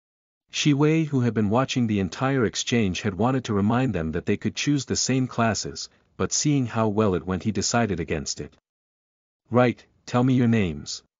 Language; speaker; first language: English; native; English